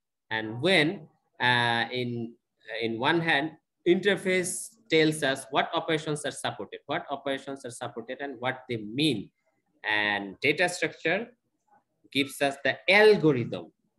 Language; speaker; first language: English; non-native, local second language; Bangla